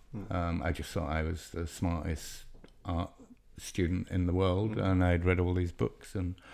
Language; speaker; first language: English; native; English